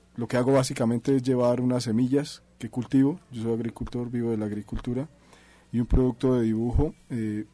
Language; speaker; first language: Spanish; native; Spanish